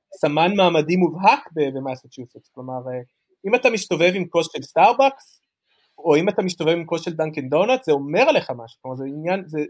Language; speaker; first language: Hebrew; native; Hebrew